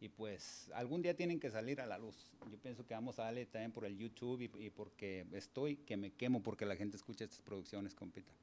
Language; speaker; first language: Spanish; early bilingual, heritage; Spanish